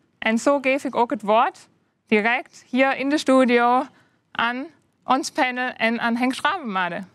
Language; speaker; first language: Dutch; non-native, fluent; German